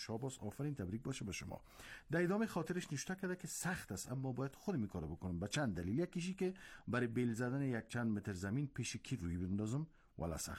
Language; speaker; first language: Persian; native; Persian